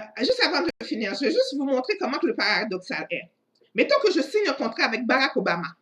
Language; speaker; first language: French; non-native, local second language; Haitian Creole